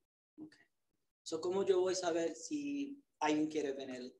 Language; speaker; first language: Spanish; early bilingual, other home language; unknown